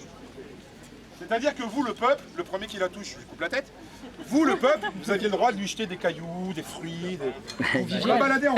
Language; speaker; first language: French; native; French